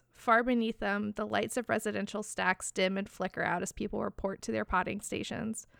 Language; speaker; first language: English; native; English